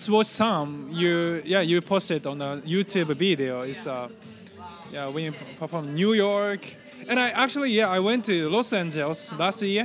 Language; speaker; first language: English; non-native, learner; Japanese